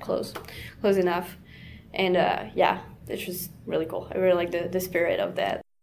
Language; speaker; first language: English; non-native, fluent; French